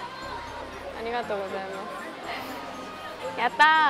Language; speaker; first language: Japanese; native; Japanese